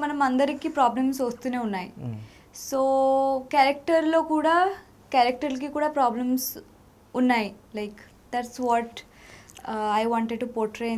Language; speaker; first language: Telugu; non-native, local second language; Odia